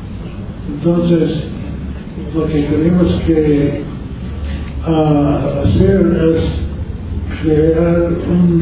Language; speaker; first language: Spanish; non-native, learner; English